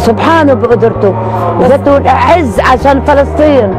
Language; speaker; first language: Arabic; native; Arabic